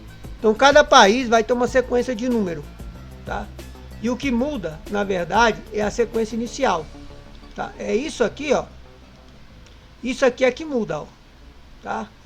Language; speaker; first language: Portuguese; native; Portuguese